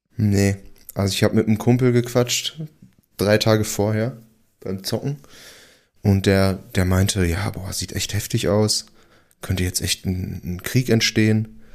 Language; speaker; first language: German; early bilingual, other home language; Portuguese